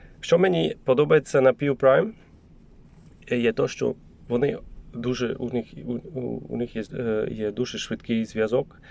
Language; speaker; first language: Ukrainian; non-native, learner; Polish